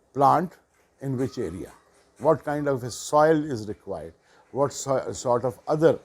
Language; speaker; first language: English; non-native, local second language; Urdu